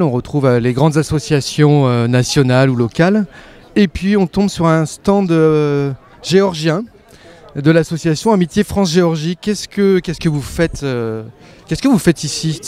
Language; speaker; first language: French; native; French